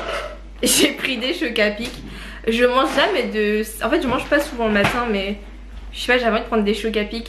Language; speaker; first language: French; native; French